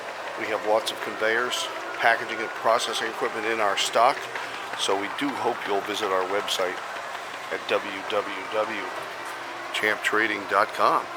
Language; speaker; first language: English; native; English